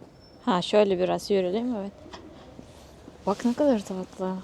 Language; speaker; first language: Turkish; non-native, learner; Russian